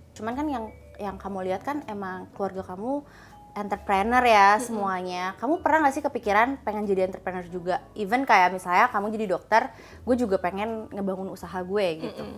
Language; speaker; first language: Indonesian; native; Indonesian